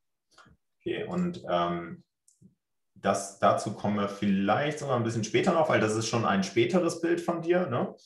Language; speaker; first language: German; native; German